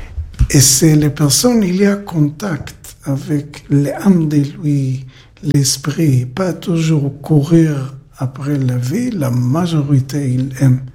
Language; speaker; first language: French; non-native, learner; Hebrew